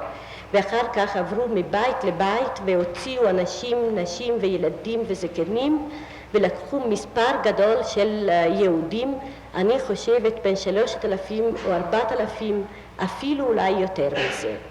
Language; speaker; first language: Hebrew; non-native, fluent; Italian